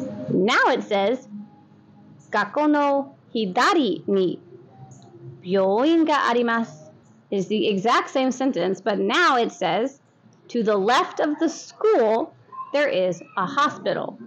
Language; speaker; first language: English; native; English